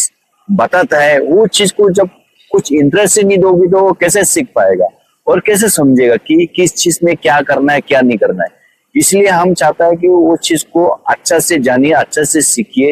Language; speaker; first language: Hindi; non-native, local second language; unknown